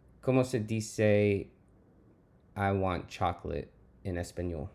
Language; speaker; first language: Spanish; non-native, learner; English